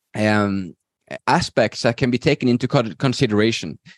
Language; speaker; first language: English; non-native, fluent; Norwegian